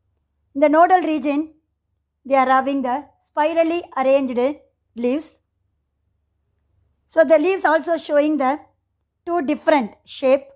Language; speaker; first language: English; non-native, local second language; Tamil